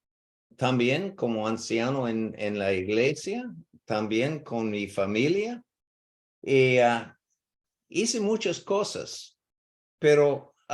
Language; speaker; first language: Spanish; non-native, learner; English